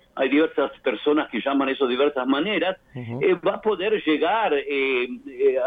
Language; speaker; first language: Spanish; native; Spanish